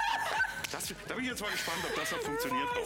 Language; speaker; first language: German; native; German